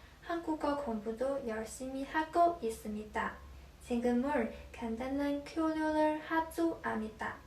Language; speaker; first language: Korean; non-native, learner; Chinese